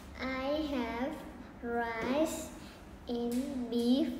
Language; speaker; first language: English; non-native, learner; Vietnamese